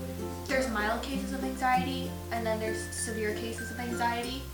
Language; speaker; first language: English; native; English